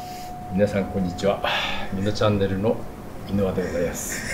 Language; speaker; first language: Japanese; native; Japanese